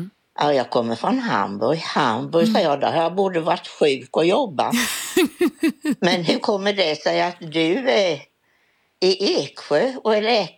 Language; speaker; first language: Swedish; native; Swedish